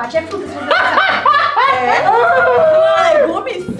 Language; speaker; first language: Portuguese; native; Portuguese